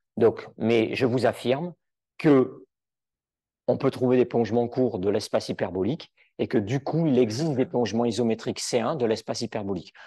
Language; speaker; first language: French; native; French